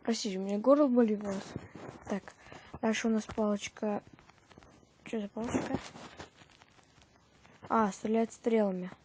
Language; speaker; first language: Russian; native; Russian